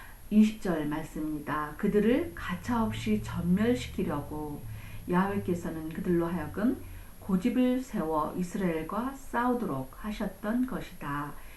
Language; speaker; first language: Korean; native; Korean